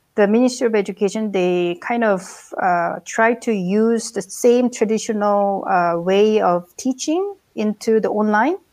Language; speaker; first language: English; non-native, fluent; Korean